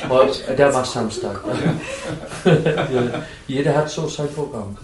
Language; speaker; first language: German; non-native, fluent; Dutch